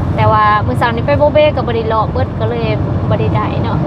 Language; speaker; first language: Lao; native; Lao